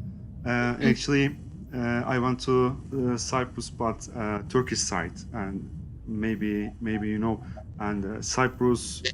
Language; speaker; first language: English; non-native, learner; Turkish